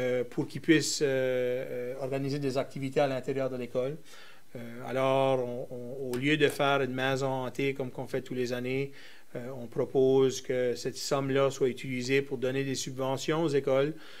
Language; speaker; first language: French; native; French